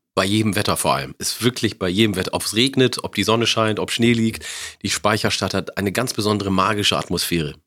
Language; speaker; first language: German; early bilingual, other home language; Oromo